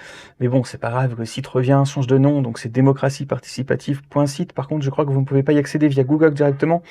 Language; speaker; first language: French; native; French